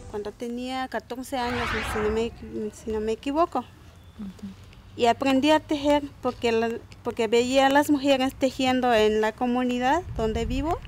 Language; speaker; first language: Spanish; non-native, local second language; Tzotzil